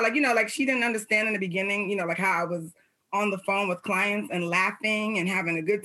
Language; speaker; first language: English; native; English